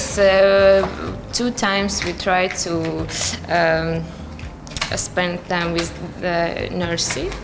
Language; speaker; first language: English; non-native, learner; Russian